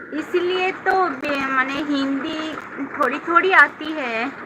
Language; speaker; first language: Hindi; non-native, local second language; Bangla